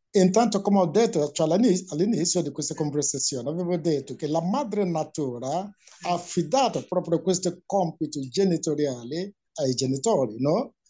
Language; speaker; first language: Italian; non-native, fluent; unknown